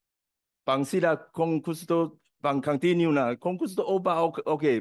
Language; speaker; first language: Filipino; non-native, learner; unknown